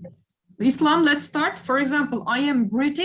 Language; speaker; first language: English; non-native, fluent; Kyrgyz